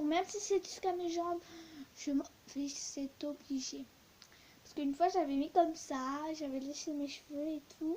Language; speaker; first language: French; early bilingual, other home language; Turkish